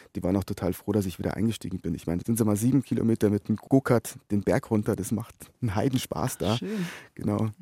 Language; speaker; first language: German; native; German